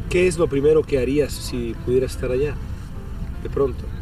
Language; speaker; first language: Spanish; native; Spanish